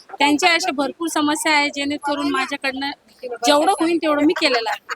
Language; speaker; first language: Marathi; native; Marathi